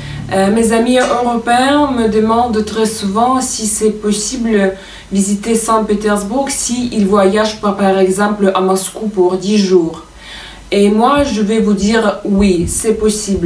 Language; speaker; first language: French; non-native, fluent; Russian